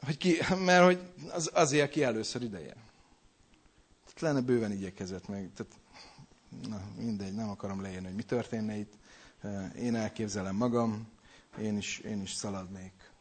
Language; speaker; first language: Hungarian; native; Hungarian